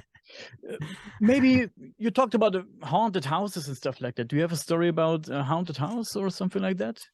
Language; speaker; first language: English; non-native, fluent; German